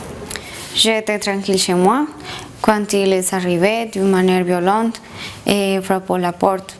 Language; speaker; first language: French; non-native, learner; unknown